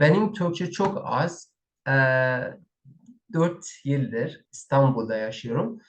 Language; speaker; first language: Turkish; non-native, learner; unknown